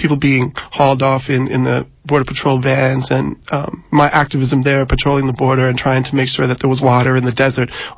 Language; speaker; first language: English; native; English